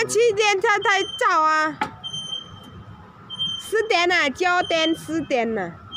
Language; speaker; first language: Chinese; non-native, learner; Indonesian